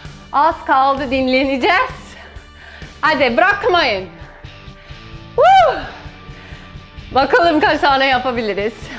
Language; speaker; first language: Turkish; non-native, fluent; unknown